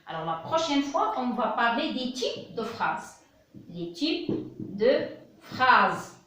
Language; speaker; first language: French; non-native, local second language; Arabic